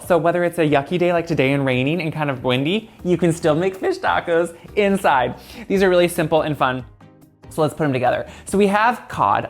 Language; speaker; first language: English; native; English